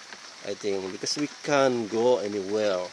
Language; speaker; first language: English; non-native, learner; Indonesian